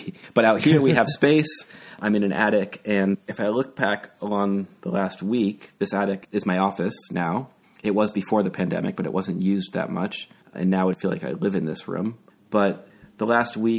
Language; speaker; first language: English; native; English